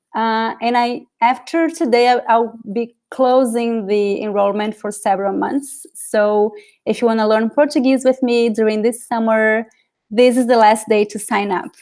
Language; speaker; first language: English; non-native, fluent; Portuguese